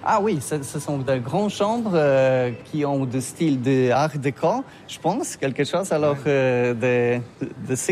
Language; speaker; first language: French; non-native, learner; Polish